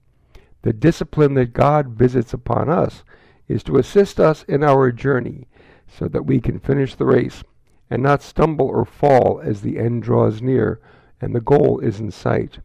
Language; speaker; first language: English; native; English